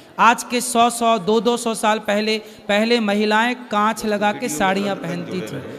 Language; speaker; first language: Hindi; native; Hindi